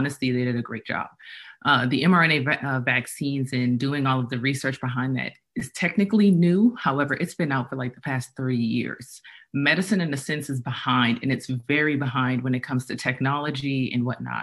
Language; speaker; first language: English; native; English